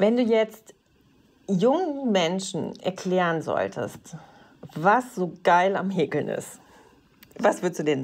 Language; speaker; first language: German; native; German